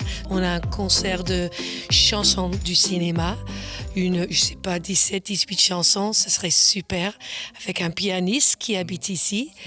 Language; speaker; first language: French; non-native, fluent; English